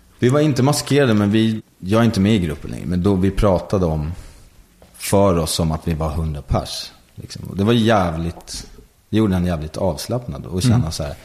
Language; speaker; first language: Swedish; native; Swedish